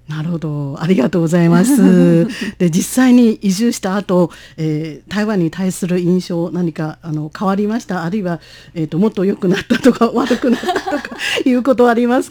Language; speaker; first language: Japanese; non-native, fluent; Chinese